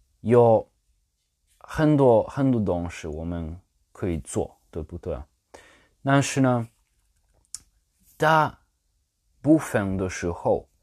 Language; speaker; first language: Chinese; non-native, learner; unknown